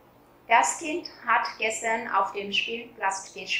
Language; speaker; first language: German; non-native, fluent; Vietnamese